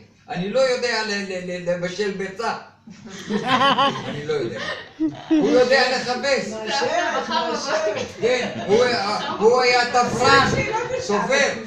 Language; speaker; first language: Hebrew; non-native, fluent; Arabic